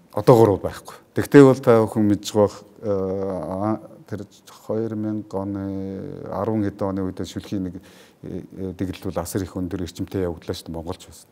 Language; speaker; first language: Mongolian; native; Mongolian